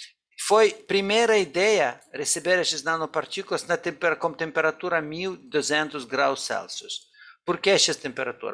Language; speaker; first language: Portuguese; non-native, fluent; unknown